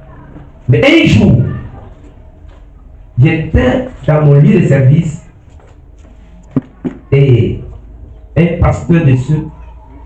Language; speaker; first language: French; non-native, local second language; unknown